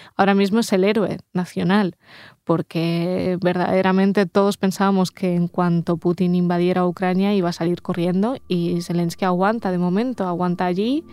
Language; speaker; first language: Spanish; early bilingual, other home language; Russian